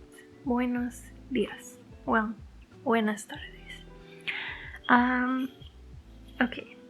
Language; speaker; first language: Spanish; non-native, fluent; English